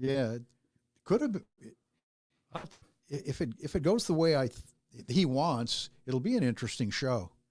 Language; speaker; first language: English; native; English